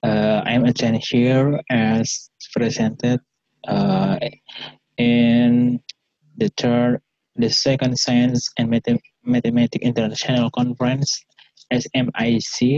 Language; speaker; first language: English; non-native, learner; Indonesian